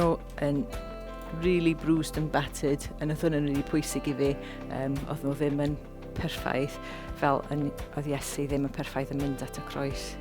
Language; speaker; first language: Welsh; non-native, local second language; English